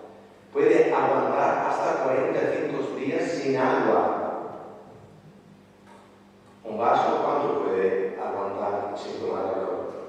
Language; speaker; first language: Spanish; non-native, fluent; Italian